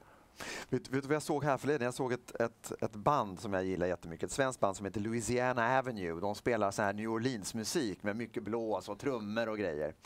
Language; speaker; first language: Swedish; native; Swedish